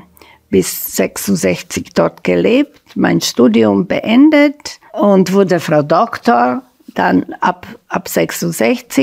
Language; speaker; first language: German; non-native, fluent; Slovak